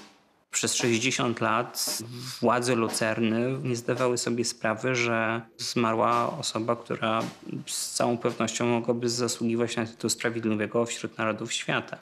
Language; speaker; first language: Polish; native; Polish